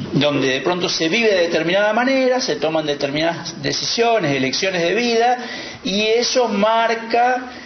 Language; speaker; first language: Spanish; native; Spanish